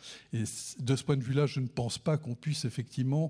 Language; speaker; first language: French; native; French